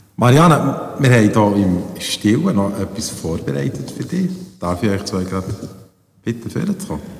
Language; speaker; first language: German; native; German